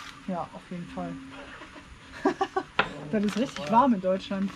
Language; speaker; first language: German; native; German